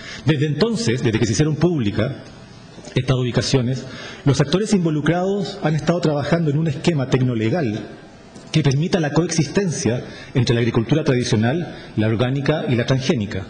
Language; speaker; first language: Spanish; native; Spanish